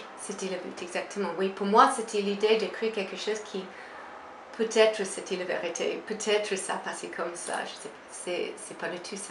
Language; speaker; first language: French; non-native, fluent; English